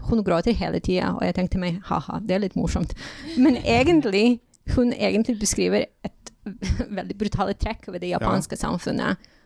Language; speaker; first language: Norwegian; non-native, fluent; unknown